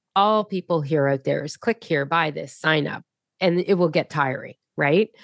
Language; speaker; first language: English; native; English